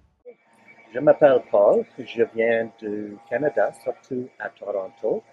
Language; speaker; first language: French; non-native, learner; English